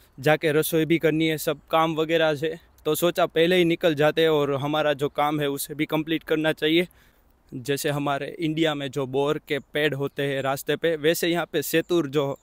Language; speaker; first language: Hindi; non-native, local second language; Gujarati